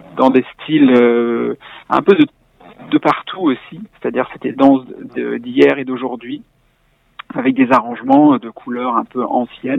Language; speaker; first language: French; native; French